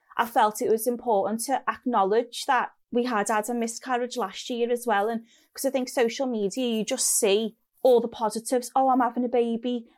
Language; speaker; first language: English; native; English